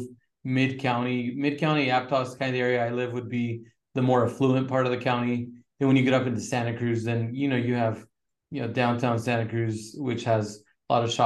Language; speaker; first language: English; native; English